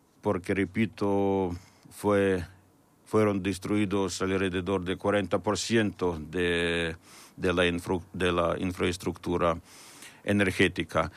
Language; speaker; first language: Spanish; non-native, fluent; Ukrainian